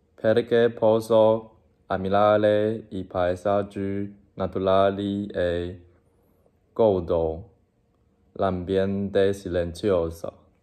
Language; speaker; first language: Italian; non-native, learner; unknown